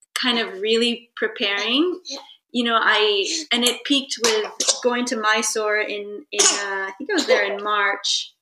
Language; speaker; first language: English; early bilingual, other home language; Italian